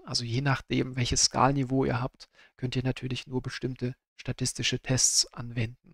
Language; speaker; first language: German; native; German